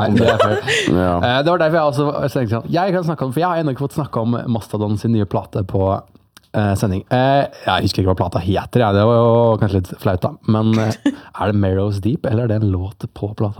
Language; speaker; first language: Norwegian; native; Norwegian